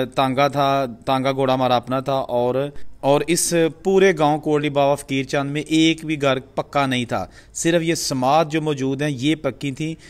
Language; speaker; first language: Urdu; non-native, local second language; Punjabi